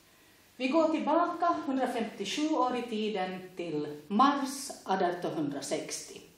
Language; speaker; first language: Swedish; native; Swedish